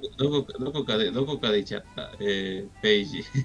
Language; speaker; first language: Japanese; non-native, learner; Spanish